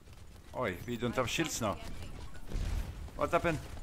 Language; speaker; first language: English; non-native, learner; Bosnian